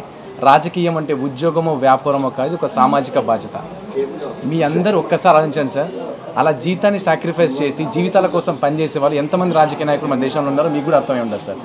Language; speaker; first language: Telugu; native; Telugu